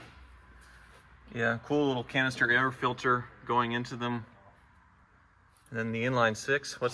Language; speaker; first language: English; native; English